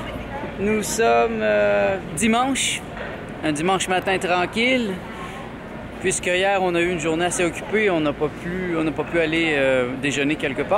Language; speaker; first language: French; native; French